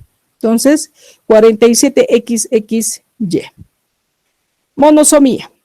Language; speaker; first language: Spanish; native; Spanish